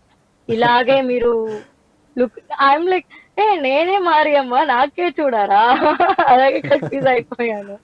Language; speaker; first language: Telugu; non-native, learner; Tamil